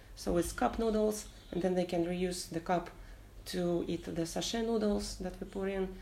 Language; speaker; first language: English; non-native, fluent; Russian